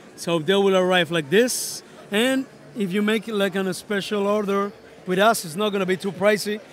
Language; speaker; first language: English; non-native, fluent; Spanish